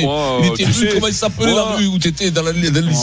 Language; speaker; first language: French; native; French